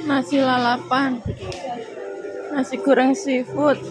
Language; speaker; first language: Indonesian; non-native, local second language; Javanese